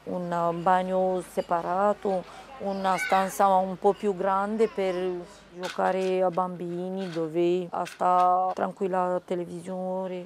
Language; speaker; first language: Italian; non-native, local second language; Romanian